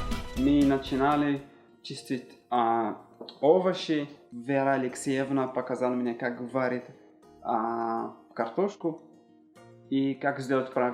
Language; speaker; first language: Russian; non-native, learner; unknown